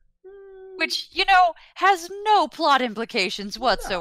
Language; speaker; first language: English; native; English